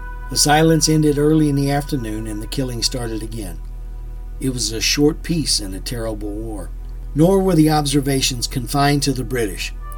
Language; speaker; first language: English; native; English